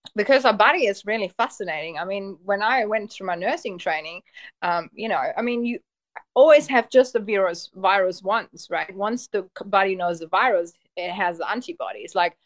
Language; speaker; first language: English; early bilingual, heritage; Polish